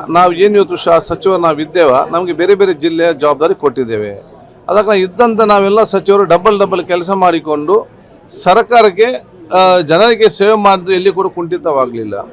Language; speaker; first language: Kannada; non-native, local second language; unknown